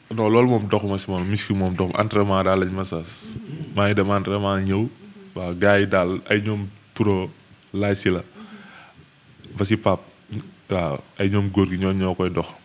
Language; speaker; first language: Wolof; native; Wolof